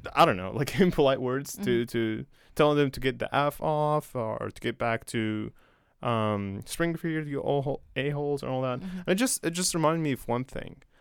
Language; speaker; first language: English; non-native, fluent; Arabic